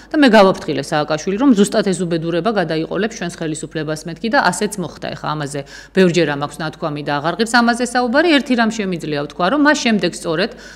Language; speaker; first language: Georgian; native; Georgian